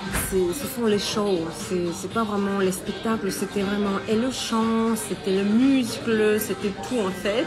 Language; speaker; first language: French; non-native, fluent; Russian